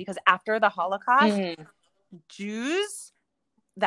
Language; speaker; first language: English; native; English